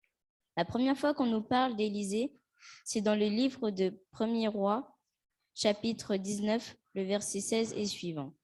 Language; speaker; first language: French; native; French